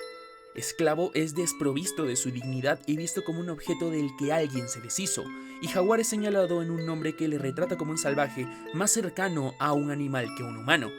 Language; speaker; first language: Spanish; native; Spanish